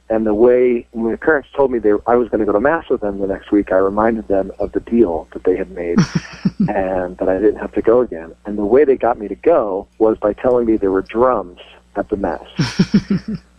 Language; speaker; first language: English; native; English